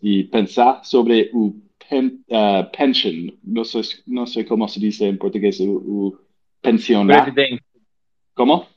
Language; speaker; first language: Portuguese; non-native, learner; English